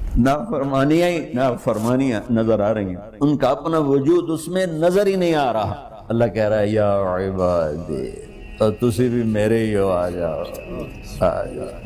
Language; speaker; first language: Urdu; non-native, local second language; Punjabi